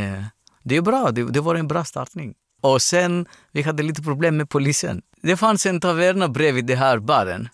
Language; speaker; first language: Swedish; non-native, learner; Greek